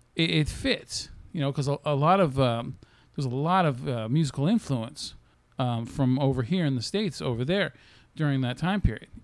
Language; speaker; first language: English; native; English